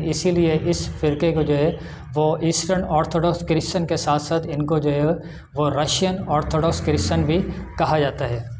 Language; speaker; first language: Urdu; native; Urdu